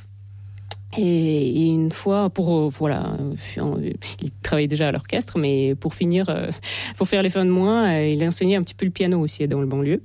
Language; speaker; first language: French; non-native, fluent; Russian